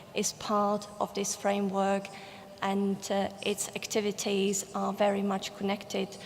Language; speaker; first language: English; non-native, fluent; Czech